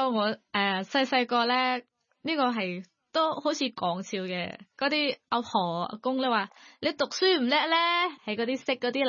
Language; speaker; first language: Cantonese; non-native, learner; Thai